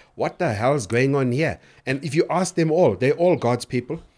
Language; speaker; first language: English; native; English